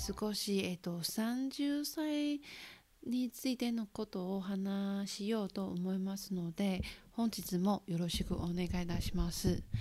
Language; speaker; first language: Japanese; non-native, learner; Chinese